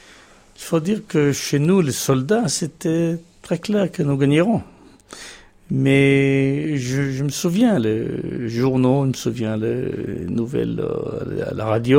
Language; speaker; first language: French; non-native, fluent; Hebrew